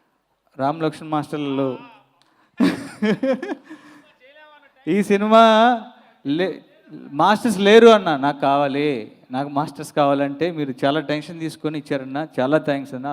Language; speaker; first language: Telugu; native; Telugu